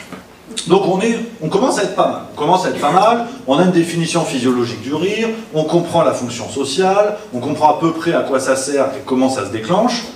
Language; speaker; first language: French; native; French